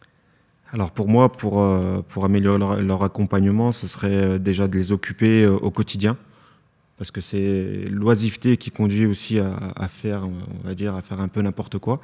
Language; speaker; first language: French; native; French